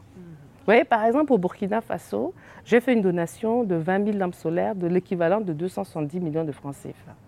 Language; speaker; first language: French; non-native, local second language; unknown